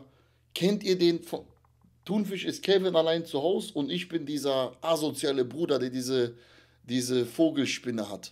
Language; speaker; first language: German; native; German